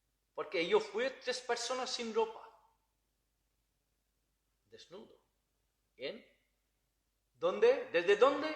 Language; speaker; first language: Spanish; non-native, learner; Bangla